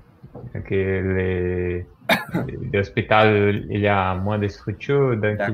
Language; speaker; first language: French; non-native, fluent; Portuguese